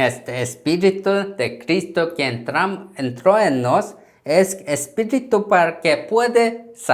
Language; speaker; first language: Spanish; non-native, learner; Korean